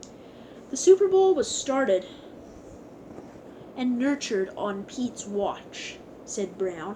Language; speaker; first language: English; native; English